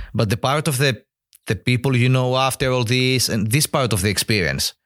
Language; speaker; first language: English; non-native, learner; Greek